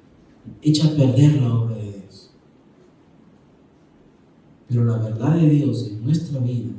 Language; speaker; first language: Spanish; native; Spanish